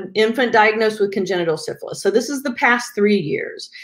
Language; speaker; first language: English; native; English